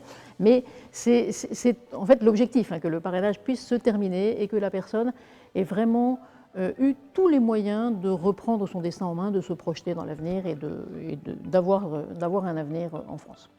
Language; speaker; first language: French; native; French